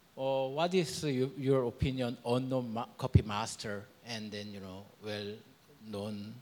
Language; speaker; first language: English; non-native, fluent; Korean